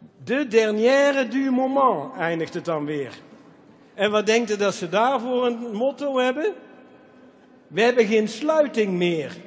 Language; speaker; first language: Dutch; native; Dutch